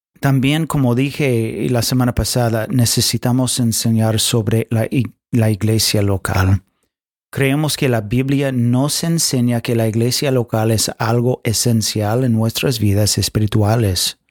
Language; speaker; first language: Spanish; non-native, fluent; English